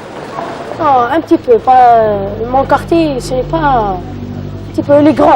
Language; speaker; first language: French; non-native, learner; Arabic